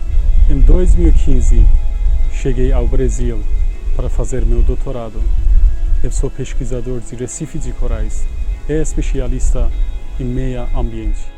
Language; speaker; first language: Portuguese; non-native, fluent; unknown